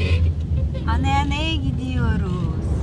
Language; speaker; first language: Turkish; non-native, learner; Russian